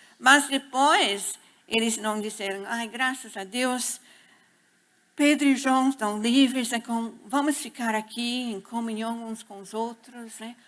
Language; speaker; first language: Portuguese; non-native, fluent; English